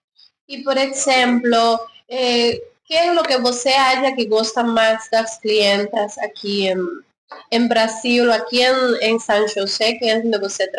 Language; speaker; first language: Portuguese; non-native, learner; Spanish